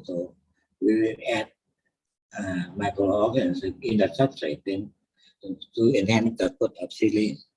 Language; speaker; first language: English; non-native, learner; Thai